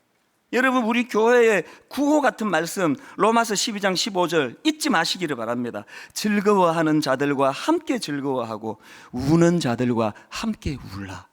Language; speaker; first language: Korean; native; Korean